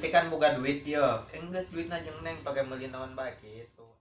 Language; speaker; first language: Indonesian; non-native, local second language; Sundanese